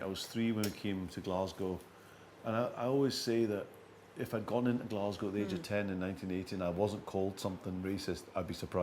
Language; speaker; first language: English; early bilingual, other home language; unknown